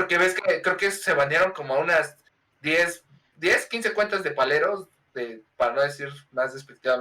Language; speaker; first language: Spanish; native; Spanish